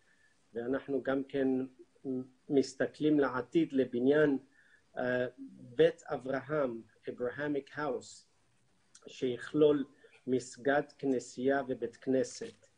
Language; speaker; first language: Hebrew; non-native, fluent; Arabic